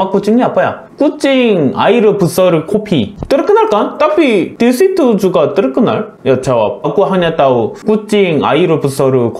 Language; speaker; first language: Indonesian; non-native, learner; Korean